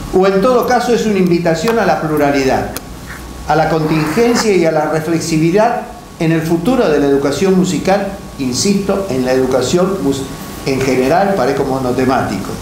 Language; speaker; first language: Spanish; native; Spanish